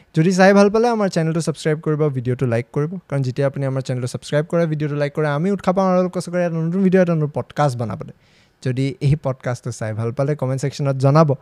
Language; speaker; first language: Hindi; non-native, local second language; Assamese